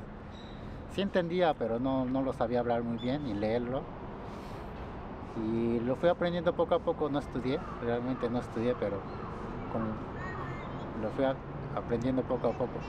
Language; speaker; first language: Spanish; native; Spanish